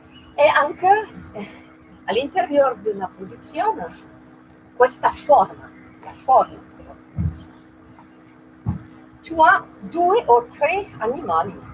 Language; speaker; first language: Italian; non-native, learner; French